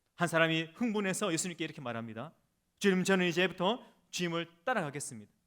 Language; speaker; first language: Korean; native; Korean